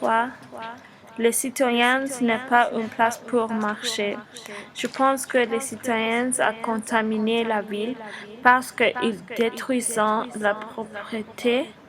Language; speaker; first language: French; non-native, learner; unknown